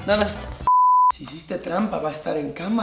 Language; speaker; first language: Spanish; native; Spanish